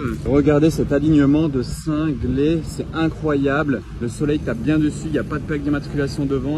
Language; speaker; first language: French; native; French